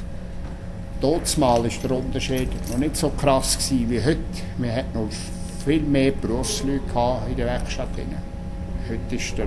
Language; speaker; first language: German; native; German